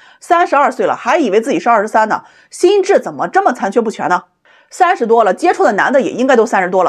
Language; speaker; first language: Chinese; native; Chinese